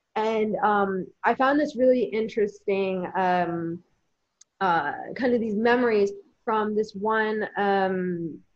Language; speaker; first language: English; native; English